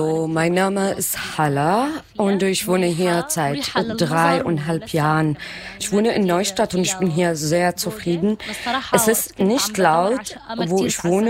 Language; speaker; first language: German; non-native, learner; Arabic